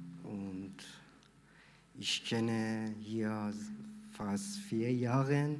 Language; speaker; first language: German; non-native, learner; Persian